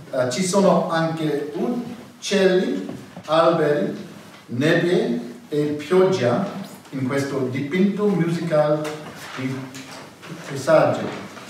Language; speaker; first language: Italian; non-native, learner; English